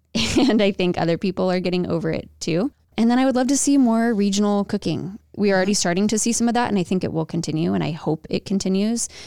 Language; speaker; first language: English; native; English